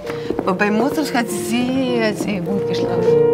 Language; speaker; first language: German; non-native, learner; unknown